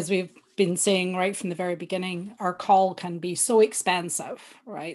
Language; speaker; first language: English; native; English